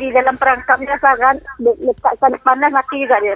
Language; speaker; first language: Indonesian; native; Indonesian